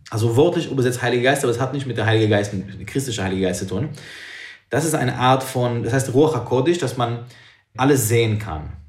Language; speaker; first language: German; non-native, fluent; English